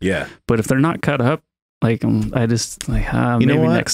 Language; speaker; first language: English; native; English